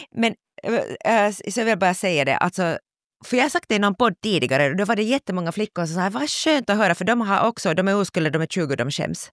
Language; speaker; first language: Swedish; native; Swedish